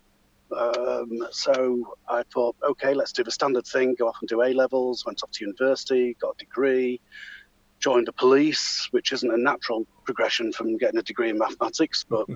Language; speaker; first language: English; native; English